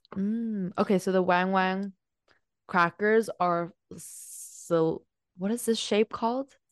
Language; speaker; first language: English; non-native, local second language; Cantonese